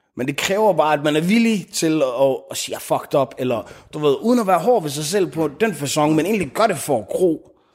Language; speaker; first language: Danish; early bilingual, other home language; Arabic